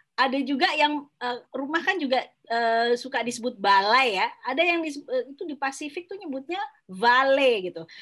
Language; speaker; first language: Indonesian; native; Indonesian